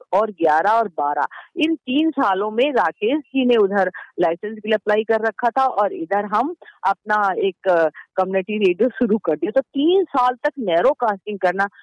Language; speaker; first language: Hindi; native; Hindi